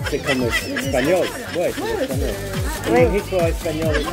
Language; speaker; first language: French; non-native, learner; English